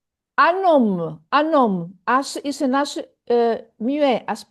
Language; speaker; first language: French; non-native, fluent; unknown